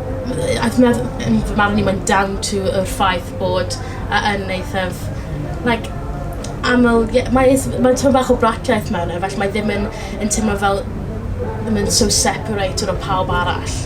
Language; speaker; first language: Welsh; non-native, local second language; English